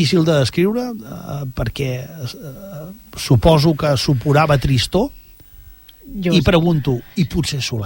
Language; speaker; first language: Catalan; native; Catalan